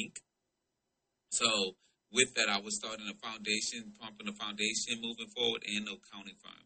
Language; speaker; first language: English; native; English